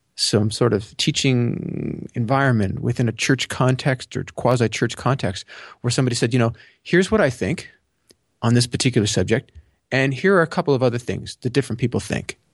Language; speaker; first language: English; native; English